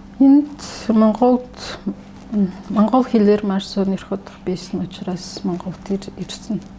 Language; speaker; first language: Mongolian; non-native, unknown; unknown